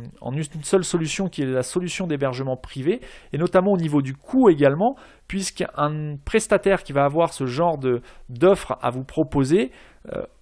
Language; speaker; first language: French; native; French